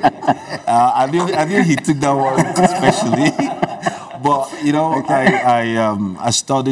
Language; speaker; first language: English; early bilingual, other home language; Igbo